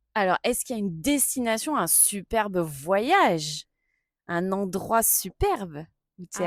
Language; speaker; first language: French; native; French